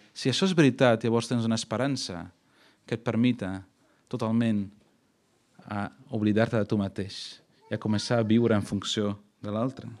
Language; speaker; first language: Catalan; non-native, fluent; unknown